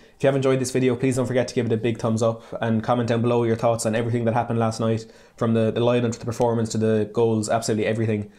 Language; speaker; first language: English; native; English